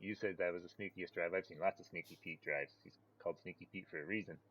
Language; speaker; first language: English; native; English